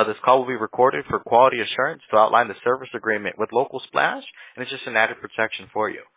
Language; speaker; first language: English; early bilingual, other home language; Spanish